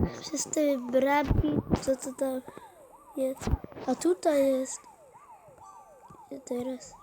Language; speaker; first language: Polish; native; Polish